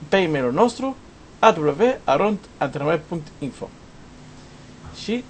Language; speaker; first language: Romanian; non-native, learner; Portuguese